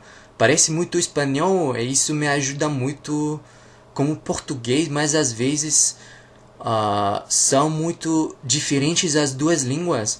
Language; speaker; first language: Portuguese; non-native, learner; Russian